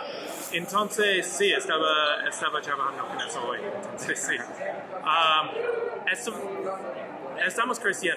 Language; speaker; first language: Spanish; non-native, learner; English